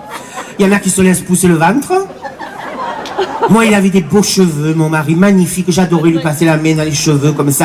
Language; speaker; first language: French; native; French